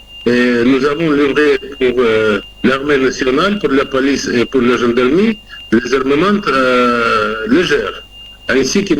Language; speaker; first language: French; non-native, fluent; Russian